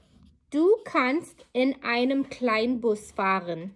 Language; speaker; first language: German; non-native, learner; English